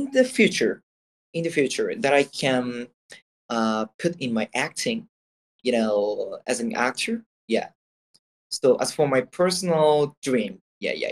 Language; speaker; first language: English; non-native, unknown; Japanese